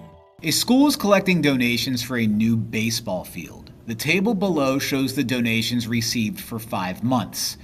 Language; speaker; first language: English; native; English